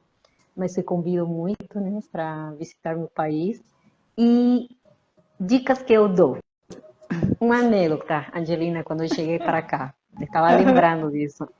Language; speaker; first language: Portuguese; non-native, fluent; Spanish